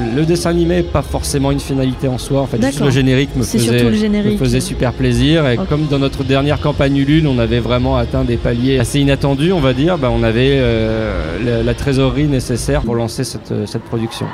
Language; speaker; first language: French; native; French